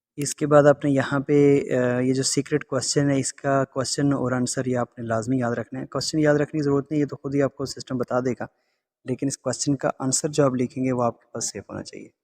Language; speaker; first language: Urdu; non-native, local second language; Pahari-Potwari